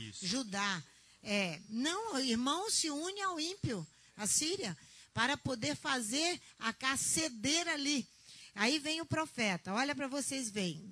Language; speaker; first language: Portuguese; native; Portuguese